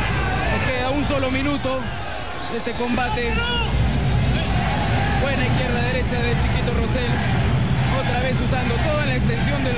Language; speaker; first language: Spanish; native; Spanish